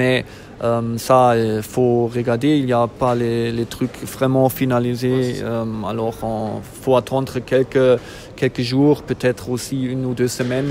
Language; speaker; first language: French; non-native, fluent; German